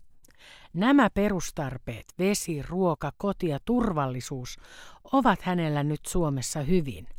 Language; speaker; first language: Finnish; native; Finnish